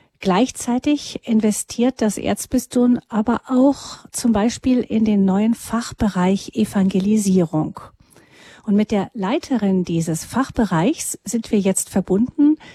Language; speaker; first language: German; native; German